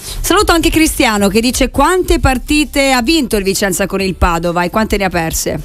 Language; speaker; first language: Italian; native; Italian